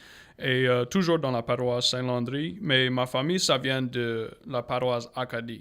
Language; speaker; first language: French; non-native, local second language; English